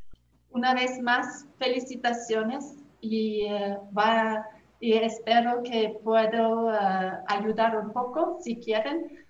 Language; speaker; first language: Spanish; non-native, fluent; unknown